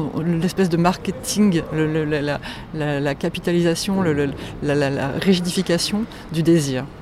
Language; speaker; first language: French; non-native, fluent; Polish